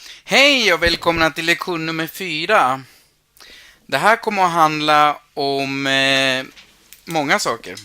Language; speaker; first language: Swedish; non-native, fluent; Spanish